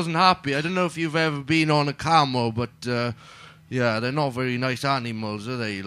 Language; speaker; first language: English; native; English